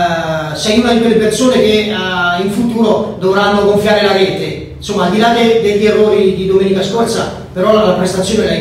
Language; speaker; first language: Italian; native; Italian